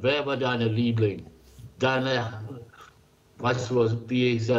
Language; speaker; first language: German; non-native, learner; English